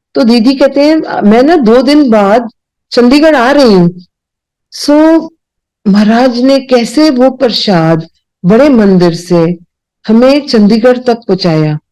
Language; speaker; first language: Hindi; non-native, local second language; Punjabi